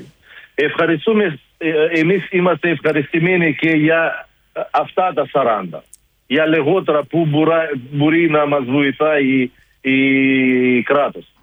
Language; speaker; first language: Greek; non-native, learner; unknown